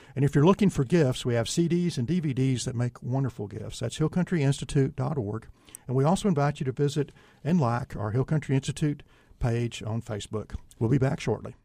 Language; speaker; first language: English; native; English